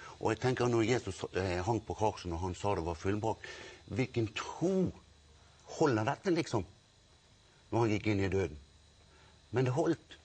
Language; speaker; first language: Norwegian; native; Norwegian